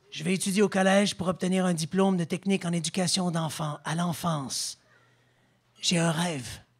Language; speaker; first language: French; native; French